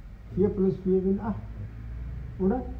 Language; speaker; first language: German; non-native, fluent; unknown